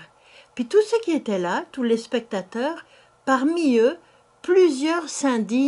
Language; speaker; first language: French; native; French